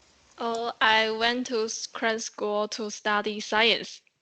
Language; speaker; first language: English; non-native, learner; Chinese